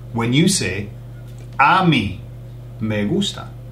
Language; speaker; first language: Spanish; non-native, fluent; English